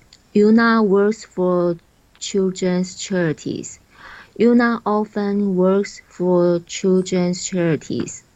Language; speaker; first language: English; non-native, learner; Chinese